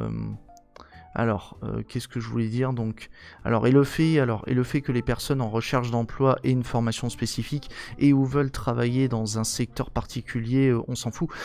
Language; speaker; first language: French; native; French